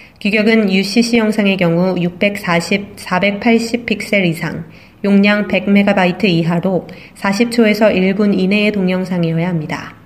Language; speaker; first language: Korean; native; Korean